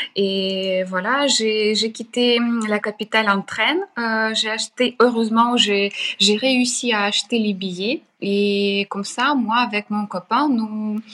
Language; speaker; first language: French; non-native, fluent; Ukrainian